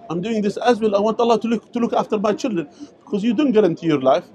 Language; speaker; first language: English; non-native, fluent; Arabic